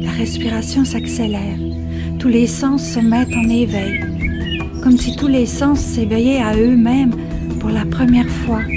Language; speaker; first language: French; native; French